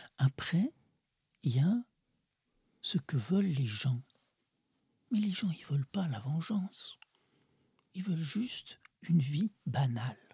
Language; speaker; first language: French; early bilingual, other home language; Russian